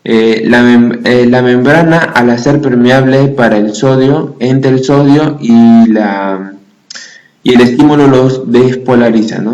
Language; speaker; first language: Spanish; native; Spanish